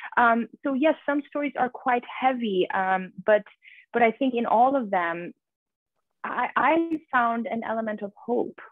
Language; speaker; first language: English; early bilingual, other home language; Persian